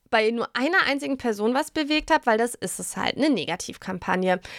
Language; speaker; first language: German; native; German